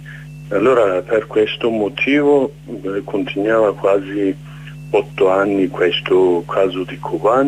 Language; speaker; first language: Italian; non-native, learner; Kurdish